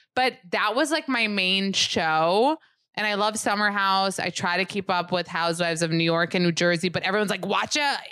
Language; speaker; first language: English; early bilingual, other home language; Hebrew